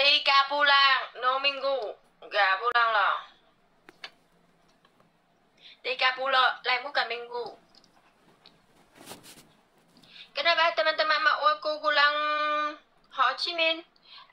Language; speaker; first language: Indonesian; non-native, learner; Vietnamese